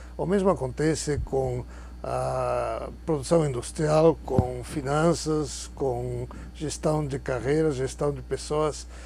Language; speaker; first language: Portuguese; non-native, fluent; Spanish